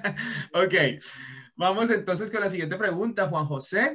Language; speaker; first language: Spanish; native; Spanish